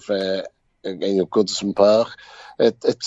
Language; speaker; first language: English; native; English